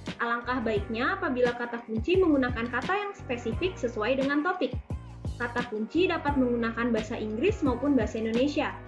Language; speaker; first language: Indonesian; native; Indonesian